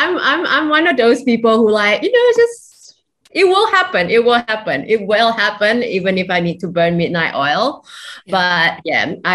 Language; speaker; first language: English; non-native, local second language; Chinese